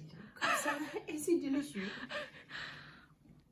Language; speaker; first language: French; non-native, learner; English